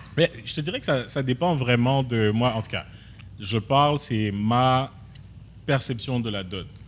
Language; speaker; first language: French; early bilingual, other home language; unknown